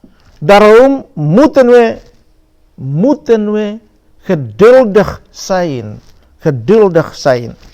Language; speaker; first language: Dutch; non-native, fluent; Indonesian